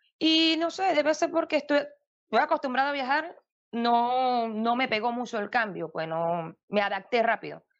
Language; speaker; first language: Spanish; native; Spanish